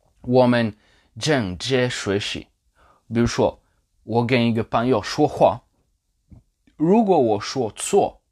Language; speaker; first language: Chinese; non-native, learner; Polish